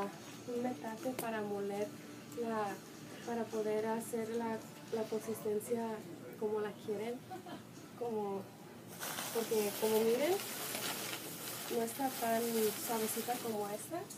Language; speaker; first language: Spanish; early bilingual, heritage; Spanish